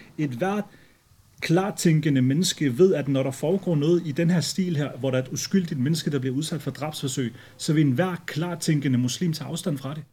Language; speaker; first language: Danish; early bilingual, other home language; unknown